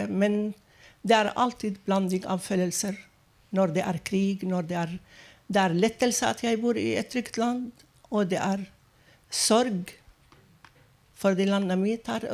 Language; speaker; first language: Norwegian; non-native, fluent; Arabic